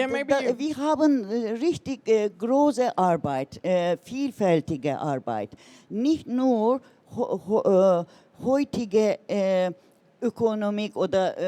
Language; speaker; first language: German; non-native, learner; Turkish